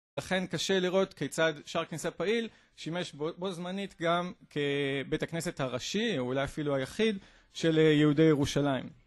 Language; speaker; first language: Hebrew; native; Hebrew